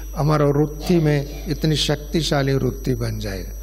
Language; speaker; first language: Hindi; non-native, local second language; Kannada